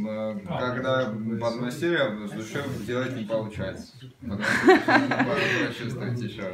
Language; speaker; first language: Russian; non-native, fluent; Georgian